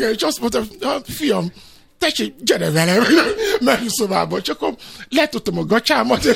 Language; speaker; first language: Hungarian; non-native, fluent; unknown